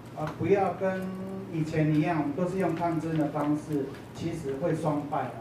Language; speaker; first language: Chinese; native; Chinese